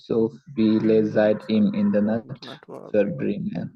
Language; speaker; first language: German; non-native, learner; Malayalam